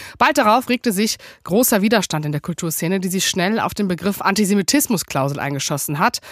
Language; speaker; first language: German; native; German